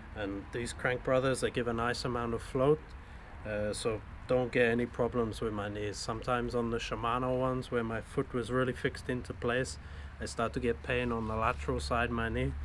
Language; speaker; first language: English; native; English